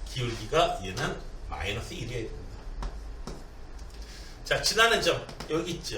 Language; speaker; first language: Korean; native; Korean